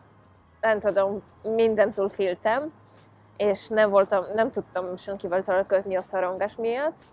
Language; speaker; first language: Hungarian; non-native, fluent; Polish